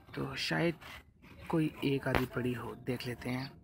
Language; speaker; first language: Urdu; non-native, local second language; Punjabi